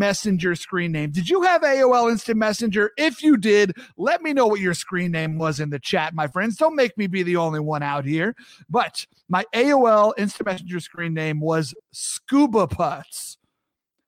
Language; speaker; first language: English; native; English